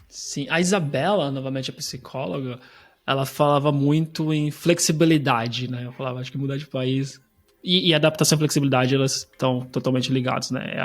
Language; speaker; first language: Portuguese; native; Portuguese